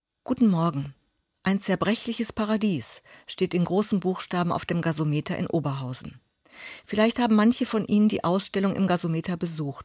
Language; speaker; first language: German; native; German